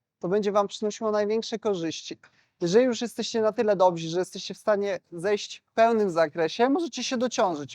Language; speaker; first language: Polish; native; Polish